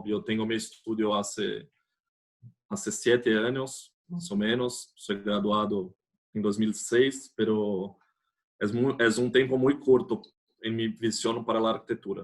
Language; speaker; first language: Spanish; non-native, fluent; Portuguese